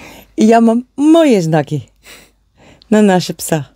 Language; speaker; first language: Polish; non-native, learner; Dutch